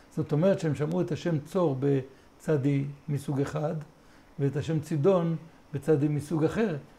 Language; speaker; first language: Hebrew; native; Hebrew